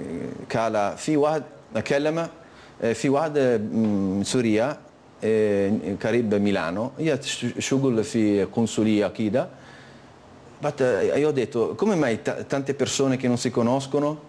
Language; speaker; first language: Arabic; non-native, learner; Italian